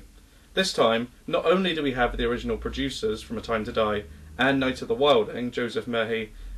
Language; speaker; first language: English; native; English